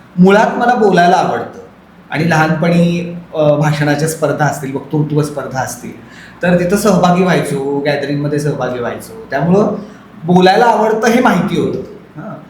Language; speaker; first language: Marathi; native; Marathi